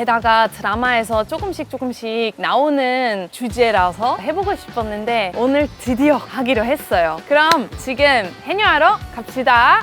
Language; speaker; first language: Korean; non-native, fluent; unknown